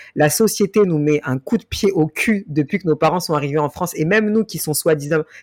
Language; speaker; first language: French; native; French